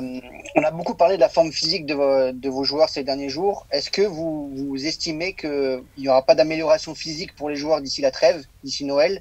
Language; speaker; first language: French; native; French